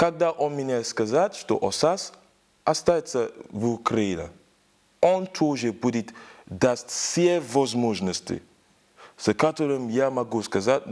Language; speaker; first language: Russian; non-native, learner; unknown